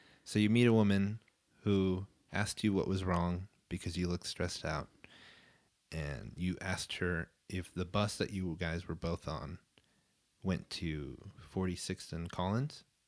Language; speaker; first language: English; early bilingual, other home language; Spanish